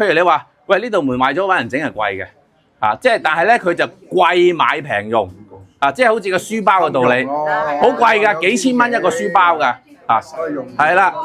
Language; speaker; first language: Cantonese; native; Cantonese